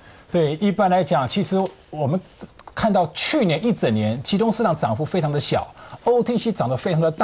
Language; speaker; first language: Chinese; native; Chinese